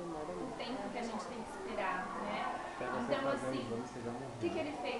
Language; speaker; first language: Portuguese; native; Portuguese